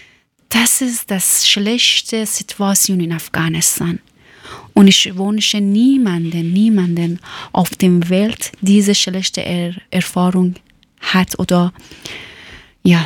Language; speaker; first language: German; non-native, learner; Persian